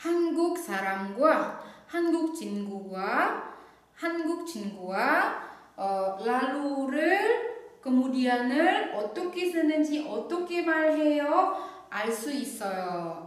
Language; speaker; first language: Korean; non-native, fluent; Indonesian